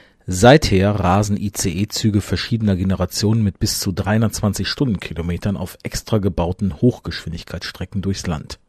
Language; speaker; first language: German; native; German